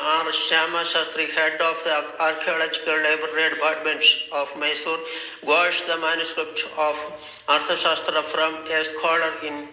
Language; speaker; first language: English; non-native, local second language; Malayalam